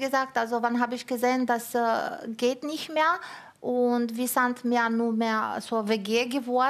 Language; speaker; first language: German; non-native, fluent; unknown